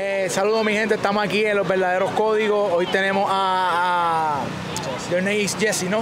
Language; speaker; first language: Spanish; native; Spanish